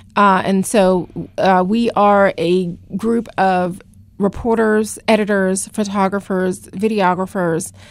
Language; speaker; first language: English; native; English